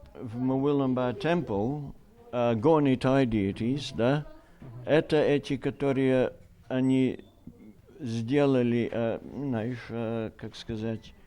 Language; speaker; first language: Russian; early bilingual, heritage; Russian